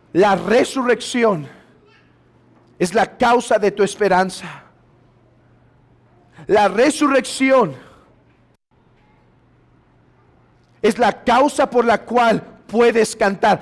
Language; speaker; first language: Spanish; native; Spanish